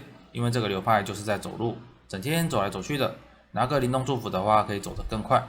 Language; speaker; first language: Chinese; native; Chinese